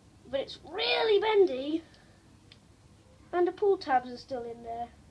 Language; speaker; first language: English; early bilingual, other home language; Polish